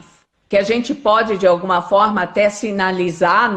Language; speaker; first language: Portuguese; non-native, fluent; German